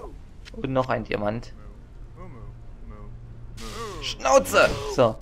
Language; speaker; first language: German; native; German